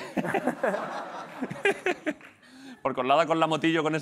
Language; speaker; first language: Spanish; native; Spanish